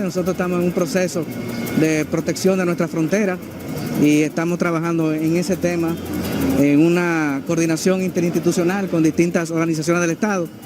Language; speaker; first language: Spanish; native; Spanish